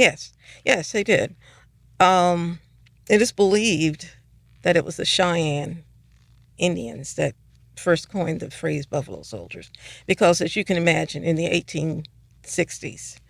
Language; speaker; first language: English; native; English